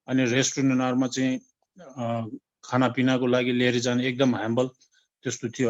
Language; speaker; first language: Nepali; non-native, local second language; Tibetan